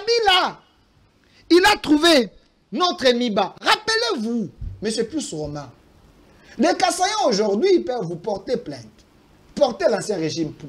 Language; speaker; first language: French; non-native, local second language; Lingala